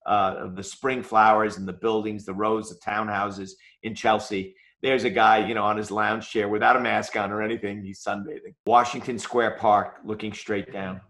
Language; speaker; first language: English; native; English